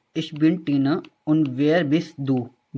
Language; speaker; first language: German; non-native, learner; Hindi